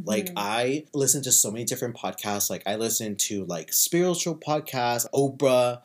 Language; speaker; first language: English; native; English